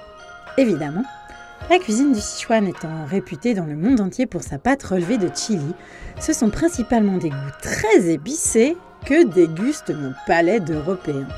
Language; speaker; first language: French; native; French